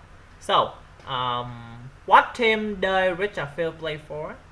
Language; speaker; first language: English; non-native, learner; Vietnamese